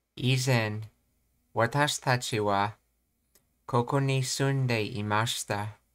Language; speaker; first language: Japanese; non-native, learner; English